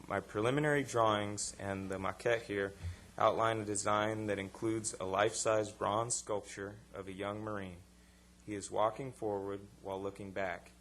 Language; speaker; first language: English; native; English